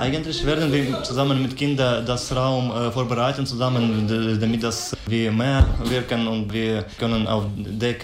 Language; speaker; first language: German; non-native, learner; Ukrainian